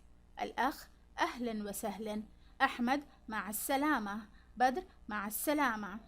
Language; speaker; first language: Arabic; non-native, fluent; Urdu